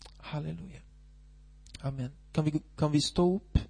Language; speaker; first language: Swedish; non-native, fluent; Portuguese